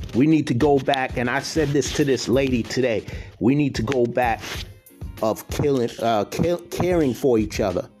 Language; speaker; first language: English; native; English